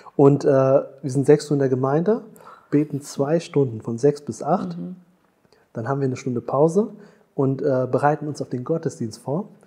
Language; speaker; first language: German; early bilingual, other home language; Tamil